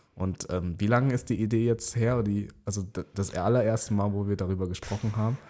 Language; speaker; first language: German; early bilingual, other home language; Vietnamese